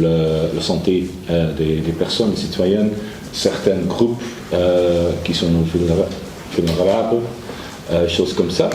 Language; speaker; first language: French; non-native, learner; Dutch